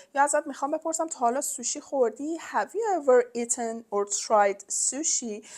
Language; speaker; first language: Persian; native; Persian